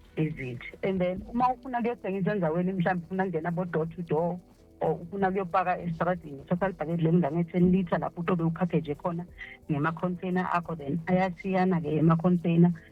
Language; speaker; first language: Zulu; native; Zulu